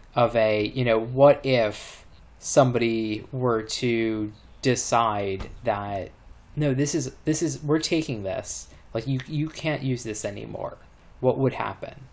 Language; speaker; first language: English; native; English